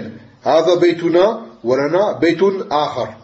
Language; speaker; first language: Arabic; non-native, fluent; French